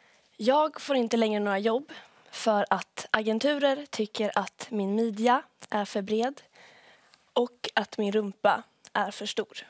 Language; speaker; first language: Swedish; native; Swedish